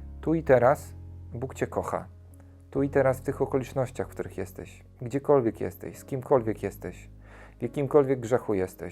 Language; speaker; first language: Polish; native; Polish